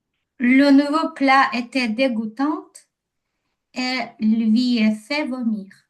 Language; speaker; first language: French; non-native, learner; Ukrainian